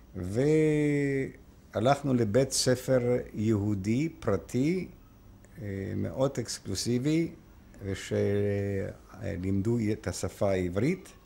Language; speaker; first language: Hebrew; non-native, fluent; Ukrainian